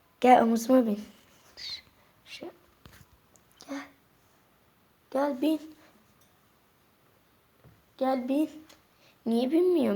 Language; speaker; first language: Turkish; native; Turkish